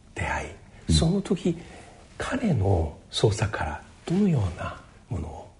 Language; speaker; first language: Japanese; non-native, fluent; Chinese